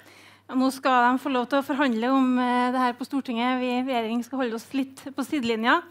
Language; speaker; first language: Norwegian; native; Norwegian